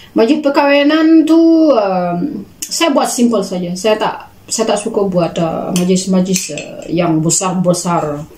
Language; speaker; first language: Malay; native; Malay